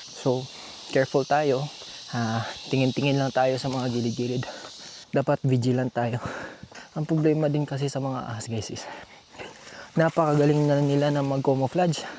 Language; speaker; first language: Filipino; non-native, local second language; Cebuano